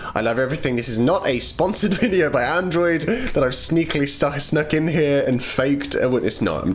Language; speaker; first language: English; native; English